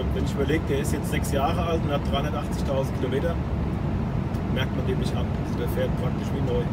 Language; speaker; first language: German; native; German